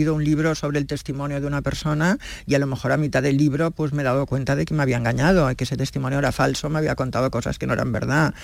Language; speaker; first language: Spanish; native; Spanish